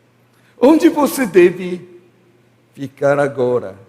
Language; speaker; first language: Portuguese; non-native, learner; Korean